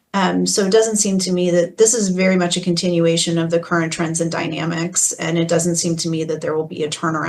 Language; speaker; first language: English; native; English